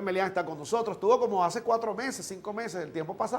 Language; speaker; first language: Spanish; native; Spanish